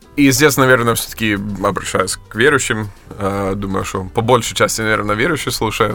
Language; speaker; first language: Russian; non-native, fluent; English